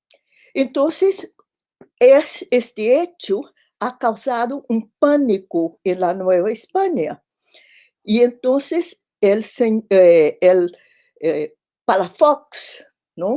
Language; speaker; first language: Spanish; non-native, fluent; Portuguese